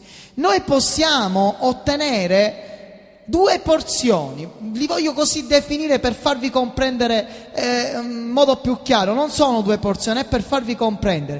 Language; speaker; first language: Italian; native; Italian